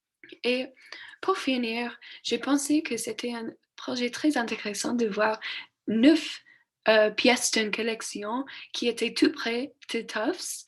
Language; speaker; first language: French; non-native, learner; English